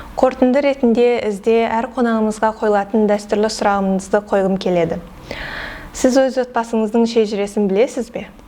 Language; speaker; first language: Kazakh; native; Kazakh